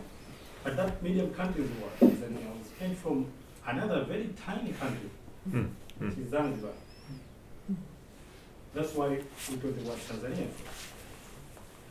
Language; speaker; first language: English; non-native, local second language; Swahili